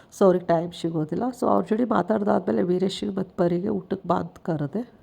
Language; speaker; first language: Kannada; native; Kannada